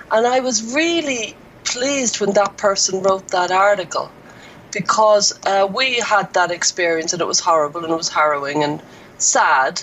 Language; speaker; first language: English; native; English